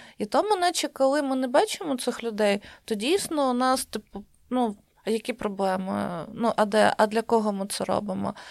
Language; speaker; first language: Ukrainian; non-native, local second language; Russian